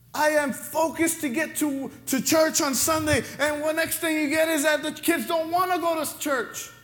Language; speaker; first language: English; non-native, fluent; Spanish